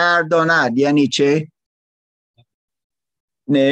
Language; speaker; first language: Persian; non-native, learner; English